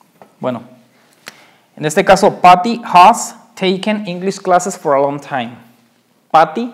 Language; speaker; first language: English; non-native, fluent; Spanish